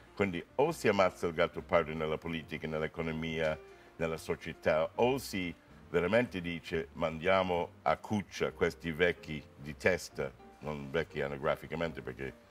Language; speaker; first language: Italian; non-native, fluent; English